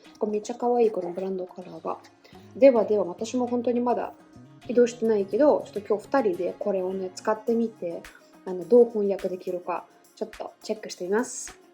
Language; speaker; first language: Japanese; non-native, fluent; Russian